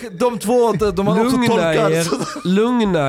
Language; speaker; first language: Swedish; non-native, fluent; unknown